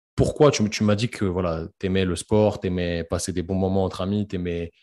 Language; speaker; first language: French; native; French